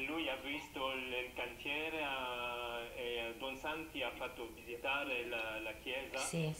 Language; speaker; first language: Italian; non-native, learner; French